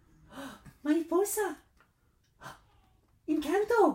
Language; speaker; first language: Spanish; non-native, learner; English